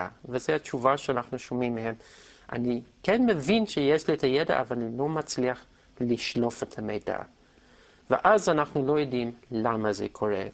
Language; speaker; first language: Hebrew; non-native, fluent; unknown